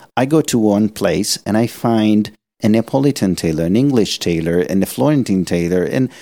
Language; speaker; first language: English; non-native, fluent; Italian